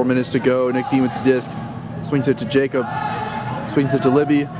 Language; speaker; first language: English; native; English